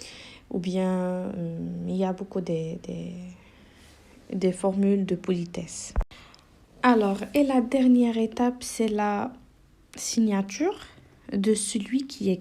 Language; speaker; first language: French; non-native, local second language; Arabic